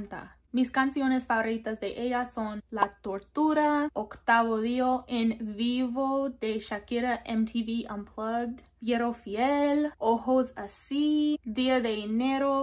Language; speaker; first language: Spanish; non-native, learner; English